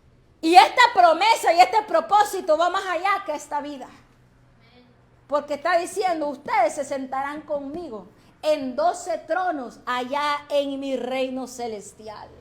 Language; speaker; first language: Spanish; native; Spanish